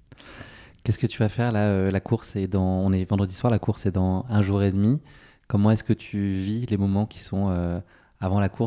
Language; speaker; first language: French; native; French